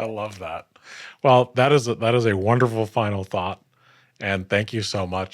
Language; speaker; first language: English; native; English